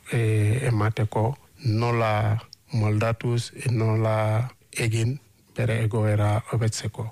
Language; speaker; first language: Basque; non-native, fluent; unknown